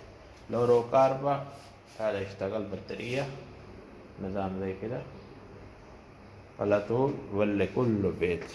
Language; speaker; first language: Arabic; non-native, learner; Urdu